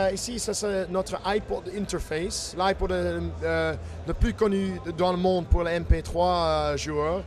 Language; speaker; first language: French; non-native, fluent; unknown